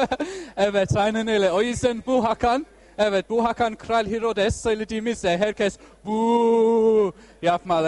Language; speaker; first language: Turkish; non-native, fluent; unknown